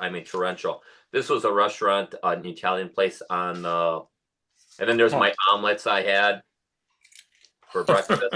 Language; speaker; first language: English; native; English